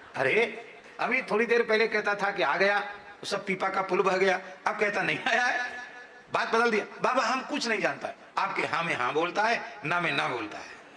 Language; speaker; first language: Hindi; native; Hindi